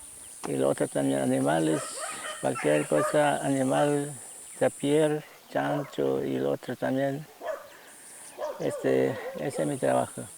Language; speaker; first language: Spanish; non-native, local second language; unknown